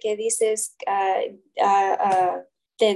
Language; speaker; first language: Spanish; non-native, learner; English